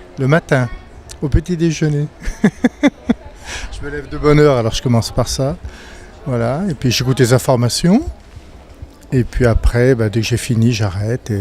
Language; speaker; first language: French; native; French